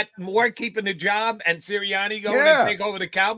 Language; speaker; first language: English; native; English